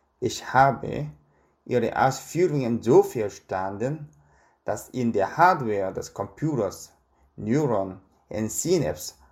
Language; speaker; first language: German; non-native, fluent; Korean